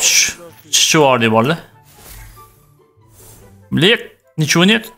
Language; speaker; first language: Russian; non-native, local second language; Uzbek